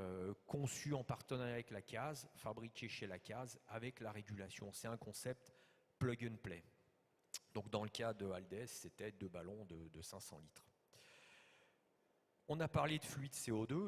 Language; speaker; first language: French; native; French